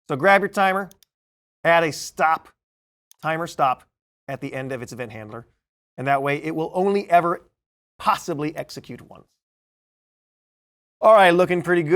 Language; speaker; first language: English; native; English